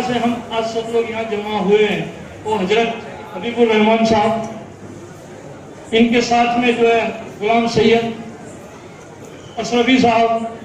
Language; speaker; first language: Urdu; non-native, local second language; Gujarati